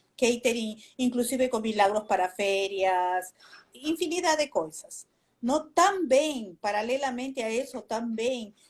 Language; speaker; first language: Spanish; non-native, fluent; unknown